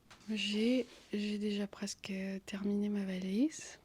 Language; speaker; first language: French; non-native, fluent; Armenian